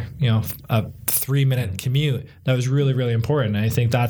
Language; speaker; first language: English; native; English